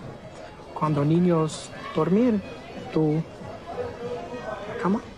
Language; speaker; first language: Spanish; non-native, learner; English